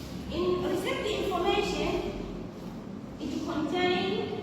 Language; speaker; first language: English; non-native, local second language; Swahili